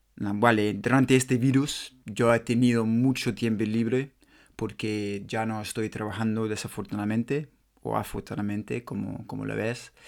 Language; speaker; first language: Spanish; non-native, learner; English